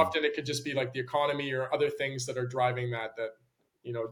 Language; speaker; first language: English; native; English